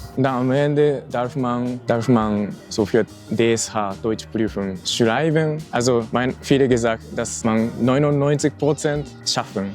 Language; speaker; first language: German; non-native, fluent; Japanese